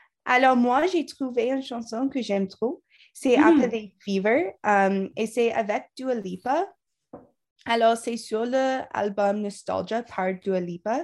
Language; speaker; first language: French; non-native, learner; English